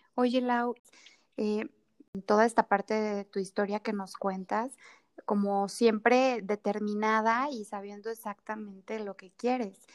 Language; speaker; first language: Spanish; native; Spanish